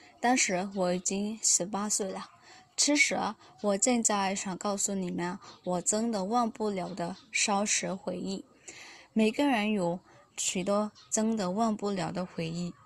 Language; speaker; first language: Chinese; non-native, learner; Burmese